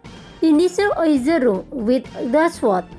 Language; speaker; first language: German; non-native, fluent; Indonesian